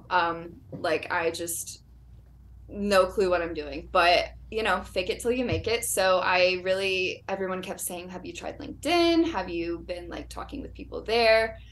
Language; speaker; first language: English; native; English